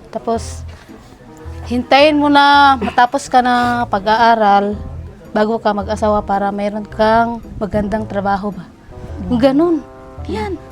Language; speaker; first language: Filipino; non-native, local second language; Cebuano